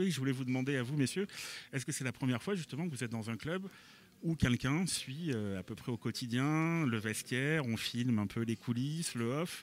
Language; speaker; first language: French; native; French